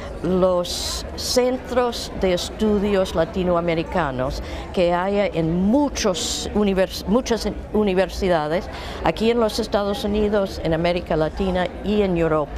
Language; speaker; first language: Spanish; non-native, fluent; English